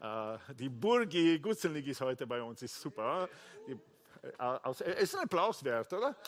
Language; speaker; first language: German; non-native, fluent; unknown